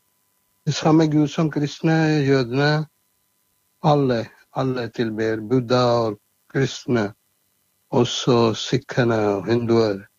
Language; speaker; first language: Norwegian; non-native, learner; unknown